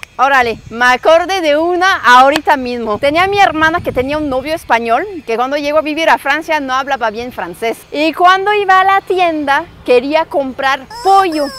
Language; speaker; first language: Spanish; non-native, fluent; French